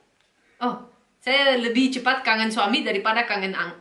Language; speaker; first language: Indonesian; non-native, fluent; Dutch